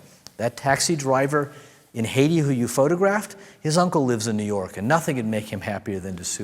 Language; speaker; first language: English; native; English